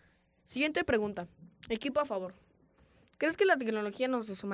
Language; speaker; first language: Spanish; native; Spanish